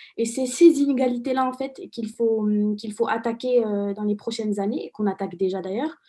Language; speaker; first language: French; non-native, local second language; Arabic